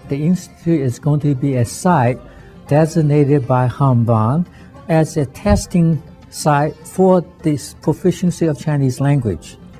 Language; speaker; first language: English; non-native, fluent; Chinese